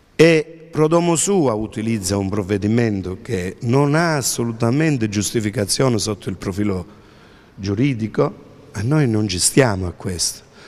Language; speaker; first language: Italian; native; Italian